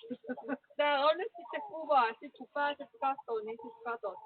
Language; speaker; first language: Finnish; native; Finnish